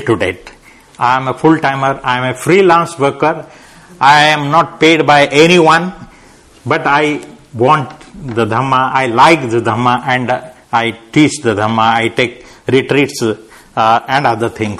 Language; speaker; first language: English; non-native, local second language; Marathi